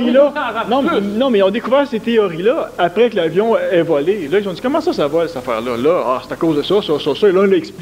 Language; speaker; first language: French; native; French